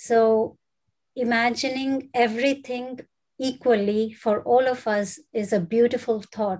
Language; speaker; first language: English; non-native, local second language; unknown